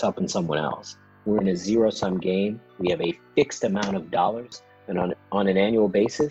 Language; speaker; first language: English; native; English